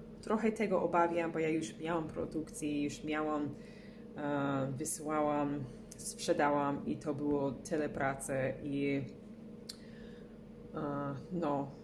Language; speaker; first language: Polish; non-native, learner; English